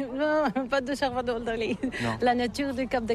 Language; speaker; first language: French; non-native, learner; Bulgarian